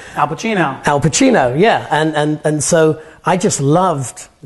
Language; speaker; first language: English; native; English